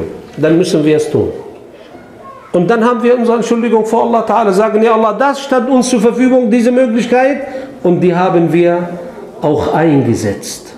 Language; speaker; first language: German; non-native, fluent; Arabic